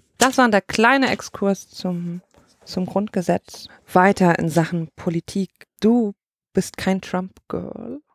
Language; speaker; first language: German; native; German